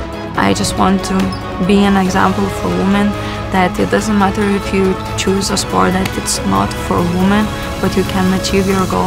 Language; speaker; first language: English; non-native, fluent; Lithuanian